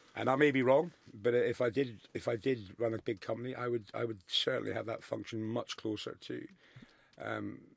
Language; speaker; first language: English; native; English